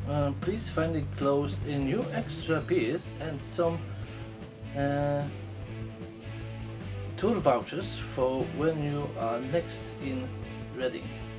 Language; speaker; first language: English; non-native, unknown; Polish